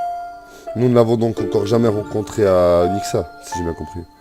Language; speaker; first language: French; native; French